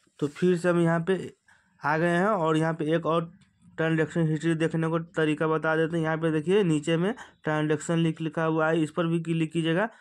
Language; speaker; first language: Hindi; native; Hindi